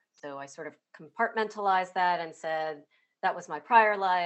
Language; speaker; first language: English; native; English